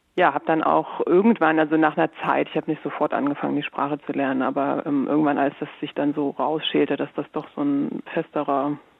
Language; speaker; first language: German; native; German